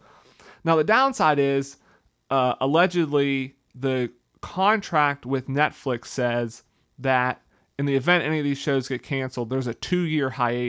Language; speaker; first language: English; native; English